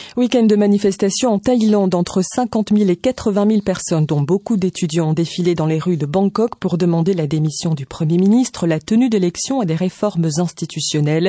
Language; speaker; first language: French; native; French